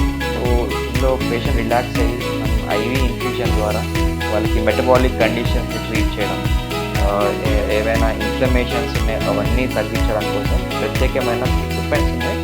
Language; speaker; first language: Telugu; native; Telugu